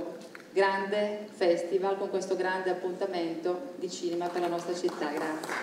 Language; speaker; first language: Italian; native; Italian